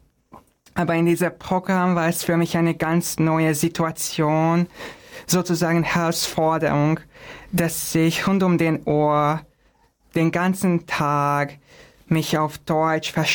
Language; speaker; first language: German; non-native, fluent; Hungarian